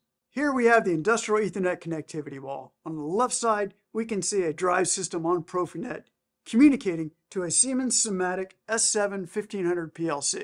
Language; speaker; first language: English; native; English